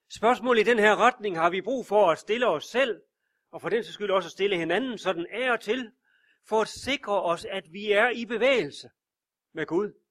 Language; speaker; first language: Danish; native; Danish